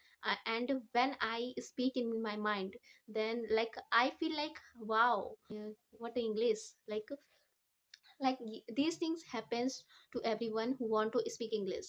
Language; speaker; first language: English; non-native, learner; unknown